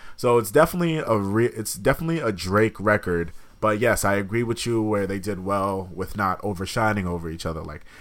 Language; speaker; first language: English; native; English